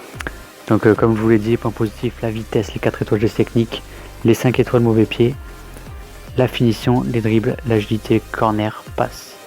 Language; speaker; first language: French; native; French